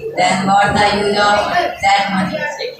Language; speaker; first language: English; non-native, learner; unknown